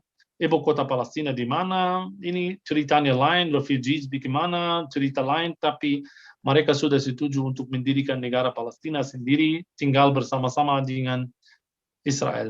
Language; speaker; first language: Indonesian; non-native, fluent; Arabic